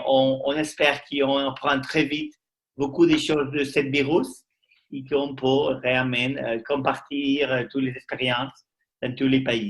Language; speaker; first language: French; non-native, learner; Spanish